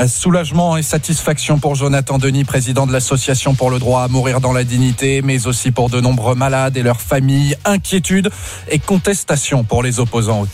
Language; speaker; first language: French; native; French